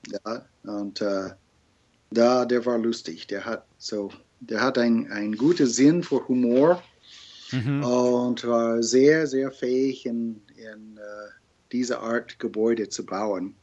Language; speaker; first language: German; non-native, fluent; English